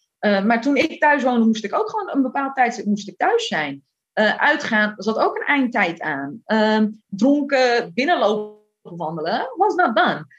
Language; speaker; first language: Dutch; early bilingual, other home language; Turkish